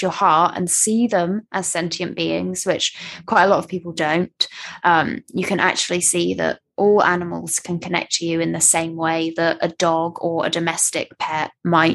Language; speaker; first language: English; native; English